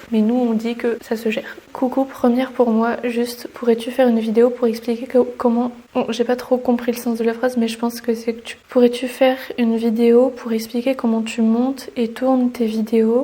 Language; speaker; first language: French; native; French